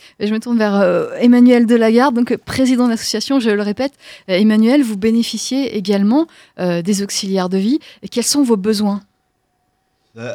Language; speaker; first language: French; native; French